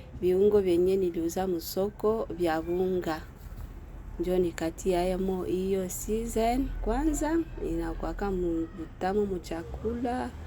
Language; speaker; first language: Swahili; native; Swahili